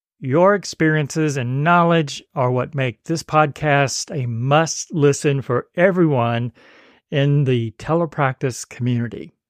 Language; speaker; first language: English; native; English